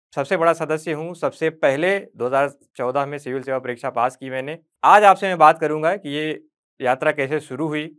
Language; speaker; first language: Hindi; native; Hindi